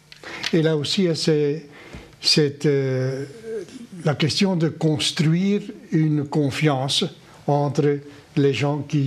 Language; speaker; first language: French; non-native, local second language; Dutch